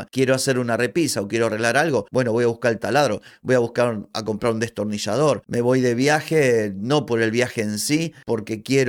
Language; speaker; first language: Spanish; native; Spanish